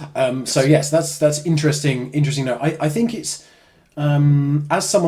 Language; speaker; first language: English; native; English